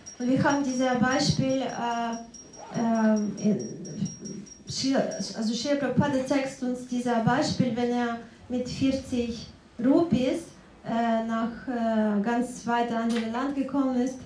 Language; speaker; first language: German; non-native, fluent; Russian